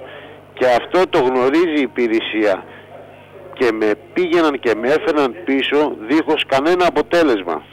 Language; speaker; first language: Greek; non-native, fluent; Bulgarian